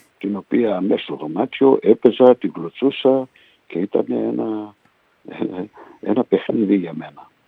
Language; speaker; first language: Greek; early bilingual, heritage; Greek